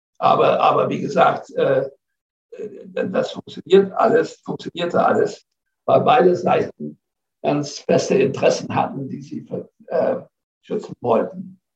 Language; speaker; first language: German; non-native, fluent; English